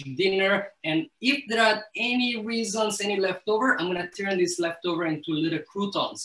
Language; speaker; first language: English; early bilingual, other home language; Somali